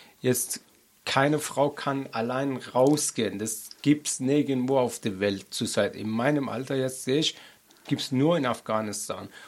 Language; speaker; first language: German; non-native, learner; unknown